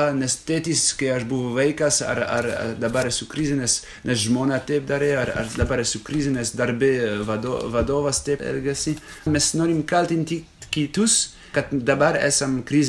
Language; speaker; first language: Lithuanian; non-native, fluent; French